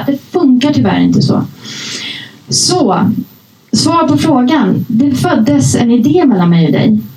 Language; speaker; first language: Swedish; early bilingual, other home language; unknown